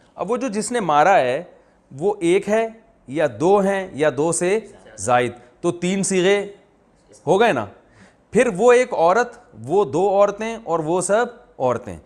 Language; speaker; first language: Urdu; native; Urdu